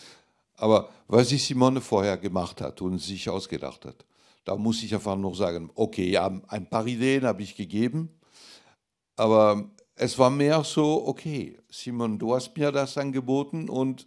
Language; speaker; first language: German; non-native, fluent; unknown